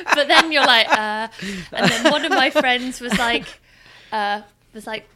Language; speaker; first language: English; native; English